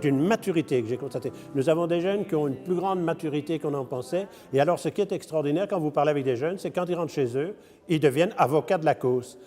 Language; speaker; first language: French; native; French